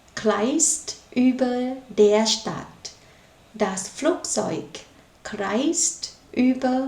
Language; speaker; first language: German; non-native, learner; Thai